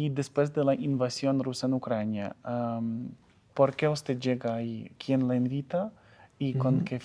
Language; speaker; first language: Spanish; non-native, fluent; Ukrainian